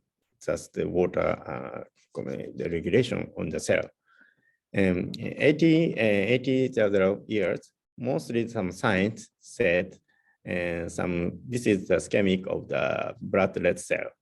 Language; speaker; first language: English; non-native, learner; Japanese